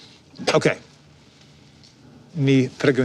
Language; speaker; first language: Spanish; non-native, learner; English